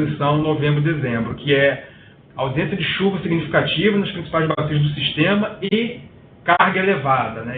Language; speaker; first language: Portuguese; native; Portuguese